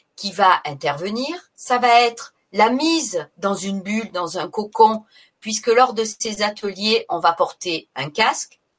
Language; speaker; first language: French; native; French